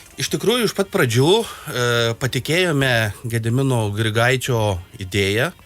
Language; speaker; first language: Lithuanian; native; Lithuanian